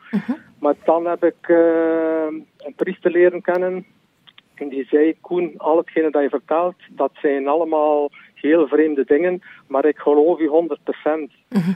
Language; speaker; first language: Dutch; native; Dutch